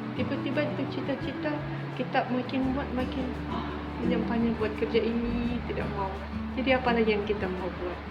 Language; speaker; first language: Malay; native; Malay